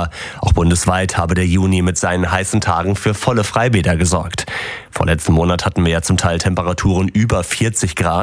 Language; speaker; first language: German; native; German